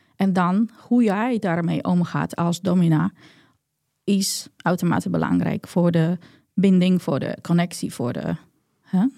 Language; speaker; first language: Dutch; non-native, fluent; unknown